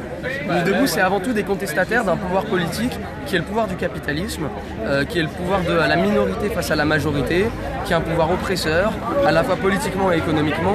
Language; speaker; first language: French; native; French